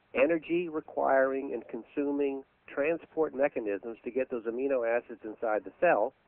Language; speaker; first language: English; native; English